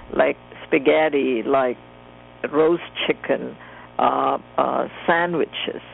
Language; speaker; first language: English; non-native, local second language; Tamil